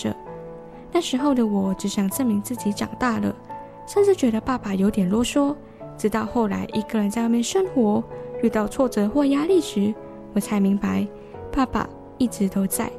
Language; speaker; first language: Chinese; native; Chinese